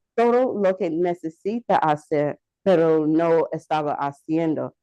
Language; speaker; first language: Spanish; non-native, learner; English